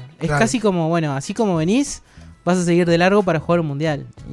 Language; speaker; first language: Spanish; native; Spanish